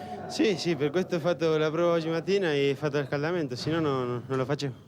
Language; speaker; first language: Italian; non-native, fluent; Spanish